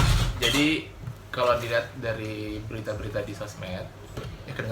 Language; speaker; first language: Indonesian; native; Indonesian